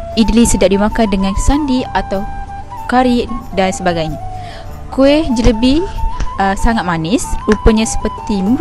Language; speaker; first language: Malay; native; Malay